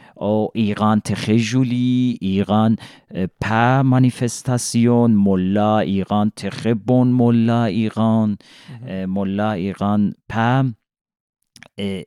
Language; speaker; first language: French; non-native, learner; Persian